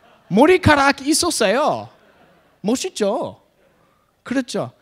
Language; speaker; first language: Korean; non-native, learner; English